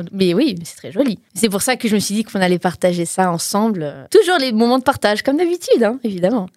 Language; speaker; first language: French; native; French